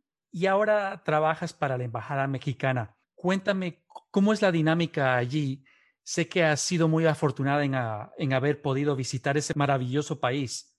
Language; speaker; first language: Spanish; native; Spanish